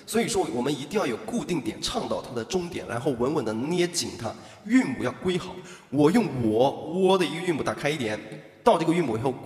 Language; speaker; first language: Chinese; native; Chinese